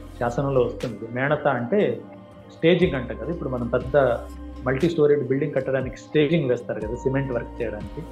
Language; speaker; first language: Telugu; non-native, local second language; Kannada